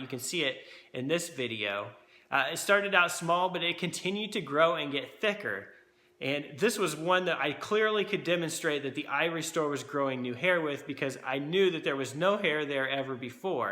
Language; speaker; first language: English; native; English